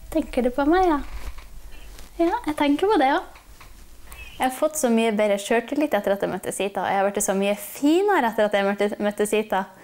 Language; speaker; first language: Norwegian; native; Norwegian